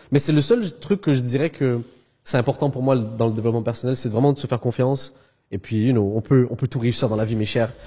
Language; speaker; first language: French; early bilingual, other home language; Arabic